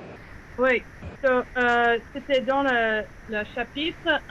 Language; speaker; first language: French; non-native, fluent; English